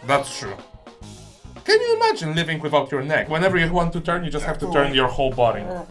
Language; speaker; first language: English; non-native, fluent; Polish